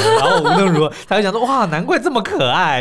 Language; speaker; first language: Chinese; native; Chinese